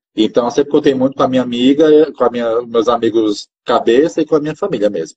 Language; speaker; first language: Portuguese; native; Portuguese